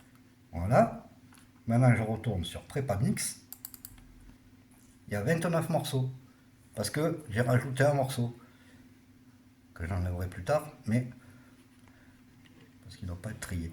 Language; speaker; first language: French; native; French